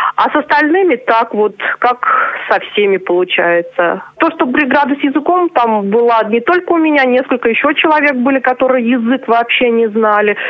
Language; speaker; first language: Russian; non-native, local second language; Chuvash